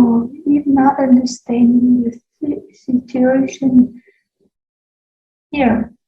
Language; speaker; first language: English; non-native, learner; Vietnamese